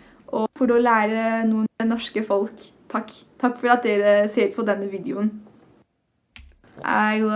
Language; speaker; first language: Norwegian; non-native, fluent; English